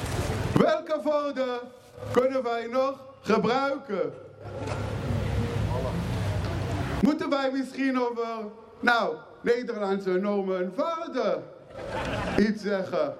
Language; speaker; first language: Dutch; non-native, fluent; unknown